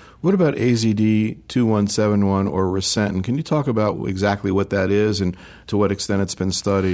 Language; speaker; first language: English; native; English